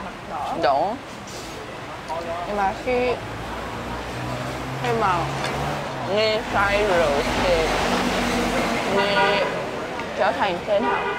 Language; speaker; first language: Vietnamese; non-native, learner; Japanese